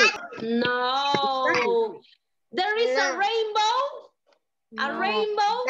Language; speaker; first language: English; non-native, learner; Spanish